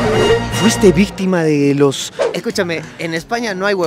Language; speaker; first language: Spanish; native; Spanish